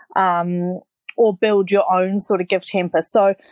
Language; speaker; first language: English; native; English